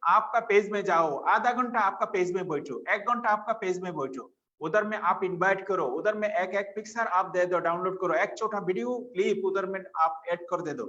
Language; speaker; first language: Hindi; non-native, fluent; Bangla